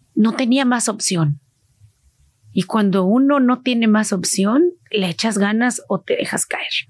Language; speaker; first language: Spanish; native; Spanish